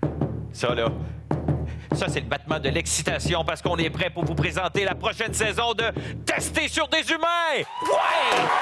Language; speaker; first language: French; native; French